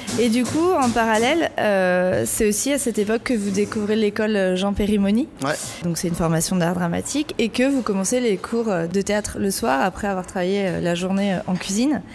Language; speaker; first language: French; native; French